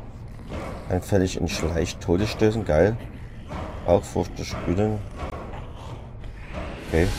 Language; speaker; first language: German; native; German